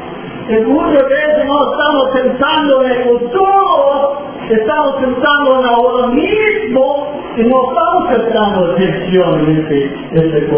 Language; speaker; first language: Spanish; non-native, fluent; English